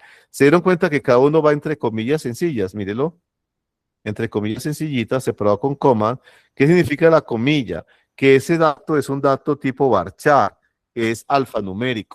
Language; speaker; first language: Spanish; native; Spanish